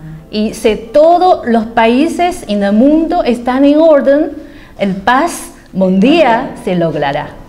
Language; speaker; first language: Spanish; non-native, fluent; Chinese